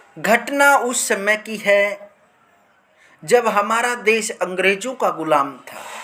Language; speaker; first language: Hindi; native; Hindi